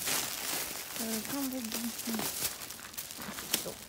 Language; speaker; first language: Japanese; non-native, learner; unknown